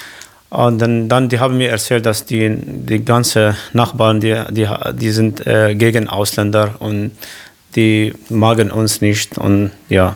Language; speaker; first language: German; non-native, learner; Arabic